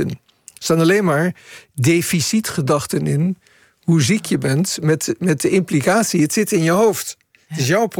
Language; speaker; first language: Dutch; native; Dutch